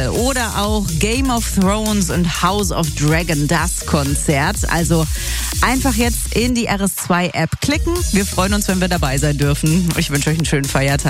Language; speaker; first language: German; native; German